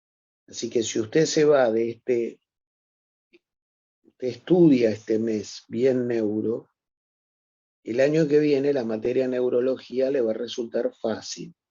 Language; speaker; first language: Spanish; native; Spanish